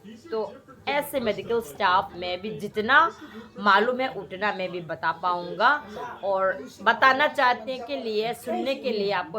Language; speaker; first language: Hindi; non-native, local second language; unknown